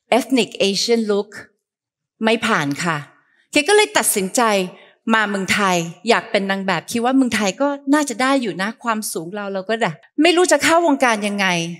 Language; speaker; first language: Thai; early bilingual, heritage; Thai